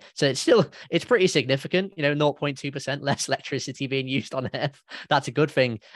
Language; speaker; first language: English; native; English